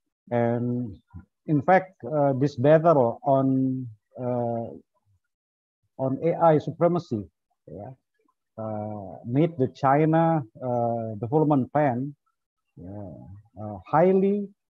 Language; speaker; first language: English; non-native, fluent; Indonesian